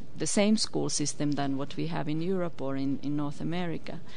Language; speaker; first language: English; non-native, fluent; Finnish